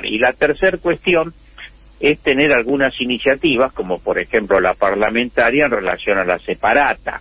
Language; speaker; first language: Spanish; native; Spanish